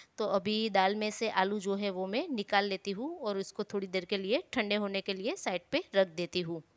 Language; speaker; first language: Hindi; non-native, local second language; Gujarati